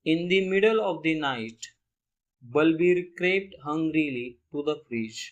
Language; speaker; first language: English; non-native, local second language; Marathi